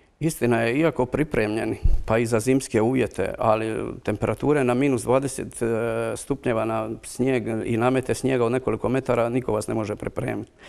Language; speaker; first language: Croatian; native; Croatian